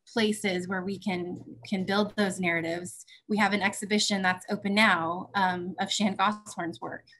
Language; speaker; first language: English; native; English